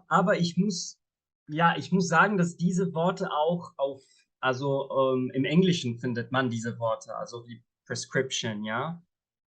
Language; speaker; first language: German; non-native, fluent; Arabic